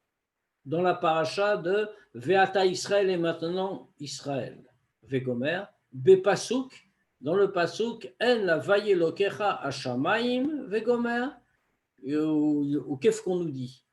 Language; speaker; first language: French; native; French